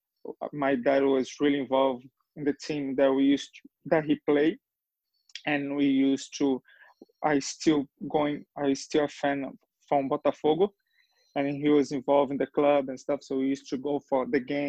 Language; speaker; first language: English; non-native, fluent; Portuguese